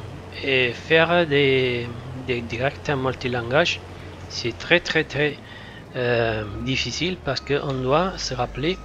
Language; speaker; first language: French; non-native, fluent; Italian